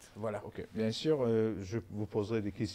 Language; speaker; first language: French; non-native, learner; Azerbaijani